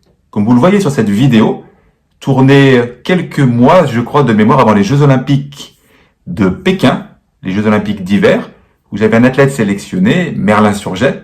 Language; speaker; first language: French; native; French